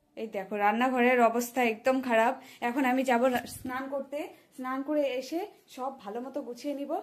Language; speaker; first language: Bangla; non-native, local second language; Hindi